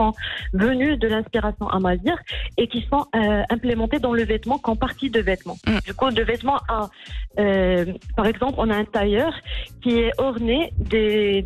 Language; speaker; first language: French; non-native, local second language; Arabic